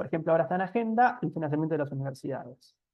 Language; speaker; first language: Spanish; native; Spanish